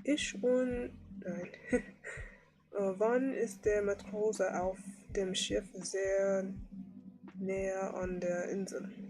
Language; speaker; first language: German; non-native, learner; English